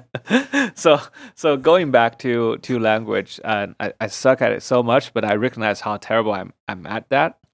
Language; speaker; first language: English; non-native, fluent; Chinese